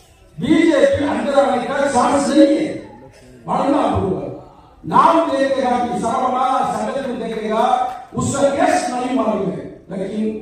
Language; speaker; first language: Hindi; non-native, local second language; Tamil